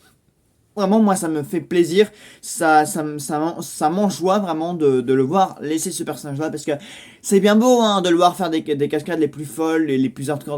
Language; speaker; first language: French; native; French